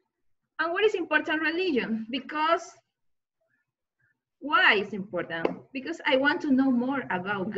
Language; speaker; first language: English; non-native, learner; Spanish